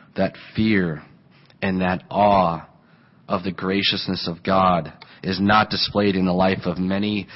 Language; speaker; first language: English; native; English